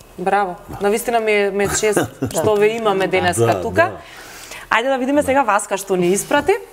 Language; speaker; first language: Macedonian; native; Macedonian